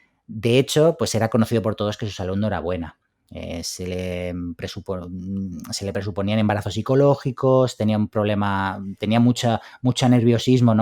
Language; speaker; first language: Spanish; native; Spanish